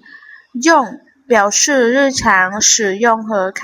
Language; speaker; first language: Chinese; non-native, fluent; Khmer